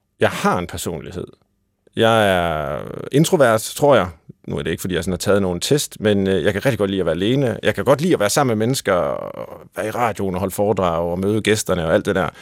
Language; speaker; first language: Danish; native; Danish